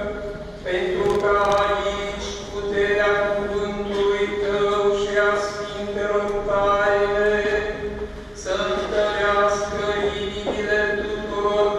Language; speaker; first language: Romanian; native; Romanian